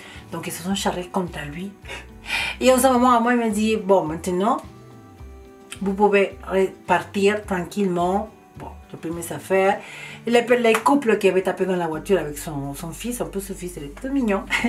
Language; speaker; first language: French; non-native, fluent; Spanish